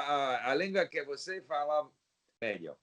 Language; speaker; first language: Portuguese; non-native, learner; English